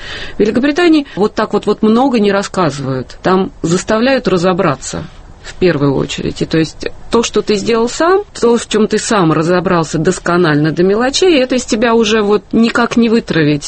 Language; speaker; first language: Russian; native; Russian